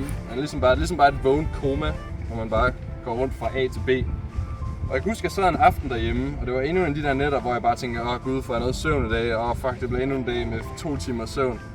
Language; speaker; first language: Danish; native; Danish